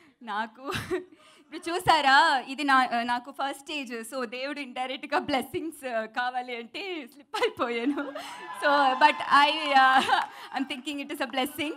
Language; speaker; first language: Telugu; non-native, learner; Tamil